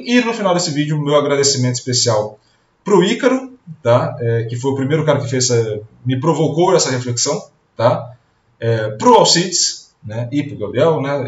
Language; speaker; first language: Portuguese; native; Portuguese